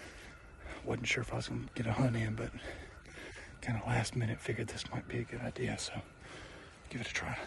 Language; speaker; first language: English; native; English